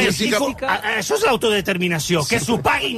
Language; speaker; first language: Catalan; native; Catalan